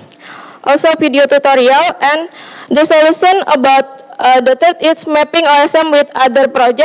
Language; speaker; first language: English; non-native, learner; Indonesian